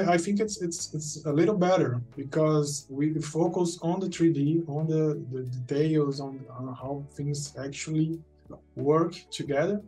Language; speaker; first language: English; non-native, fluent; Portuguese